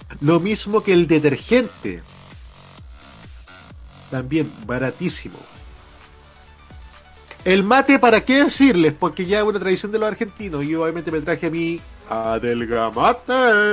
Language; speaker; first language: Spanish; native; Spanish